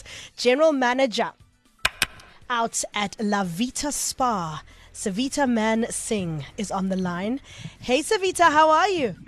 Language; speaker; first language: English; native; English